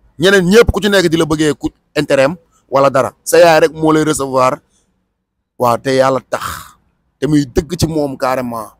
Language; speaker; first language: Wolof; native; Wolof